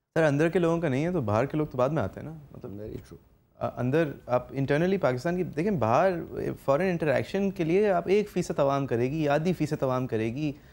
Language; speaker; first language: Urdu; native; Urdu